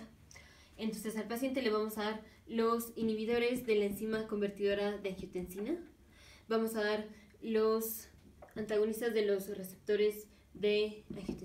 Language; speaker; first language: Spanish; native; Spanish